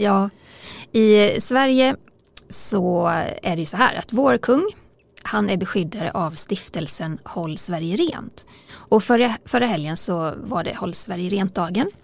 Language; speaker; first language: Swedish; native; Swedish